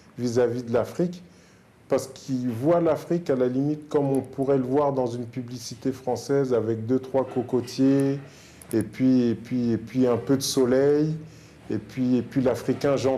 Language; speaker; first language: French; native; French